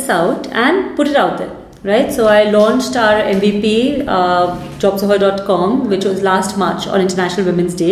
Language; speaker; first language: English; non-native, local second language; Hindi